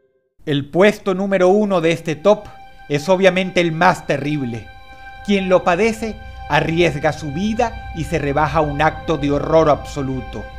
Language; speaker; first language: Spanish; native; Spanish